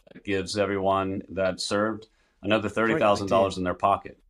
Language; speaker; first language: English; native; English